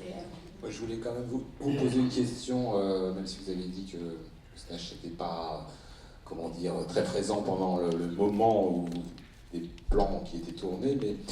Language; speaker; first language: French; native; French